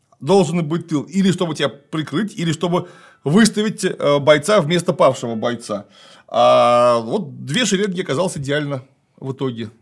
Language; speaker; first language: Russian; native; Russian